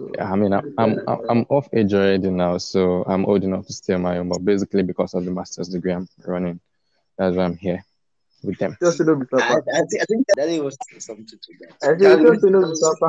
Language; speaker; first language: English; non-native, local second language; Yoruba